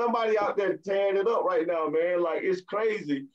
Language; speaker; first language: English; native; English